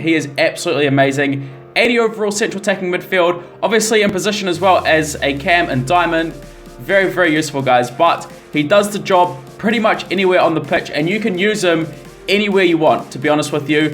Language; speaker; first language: English; native; English